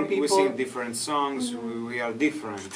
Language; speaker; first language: English; non-native, learner; Italian